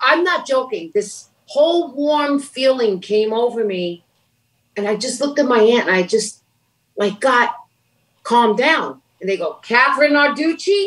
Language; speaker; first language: English; native; English